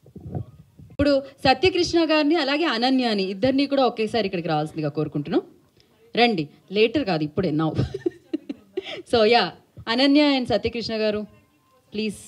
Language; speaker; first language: Telugu; native; Telugu